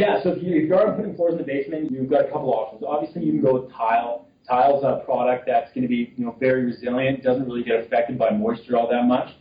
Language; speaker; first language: English; native; English